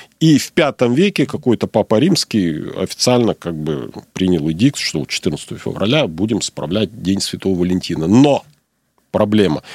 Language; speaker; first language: Russian; native; Russian